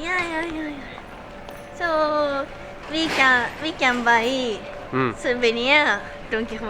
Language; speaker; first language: English; non-native, learner; Japanese